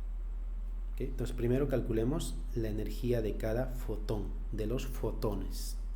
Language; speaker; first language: Spanish; native; Spanish